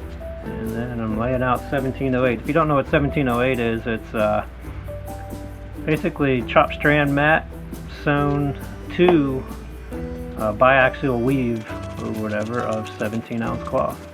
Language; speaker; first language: English; native; English